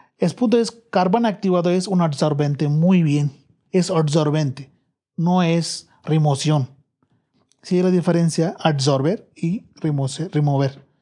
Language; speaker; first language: Spanish; non-native, learner; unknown